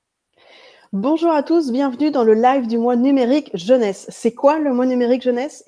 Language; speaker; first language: French; native; French